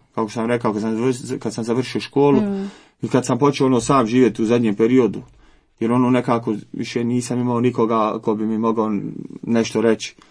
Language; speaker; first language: Croatian; native; Croatian